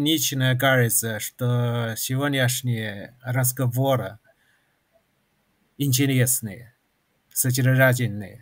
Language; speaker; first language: Russian; non-native, fluent; Chinese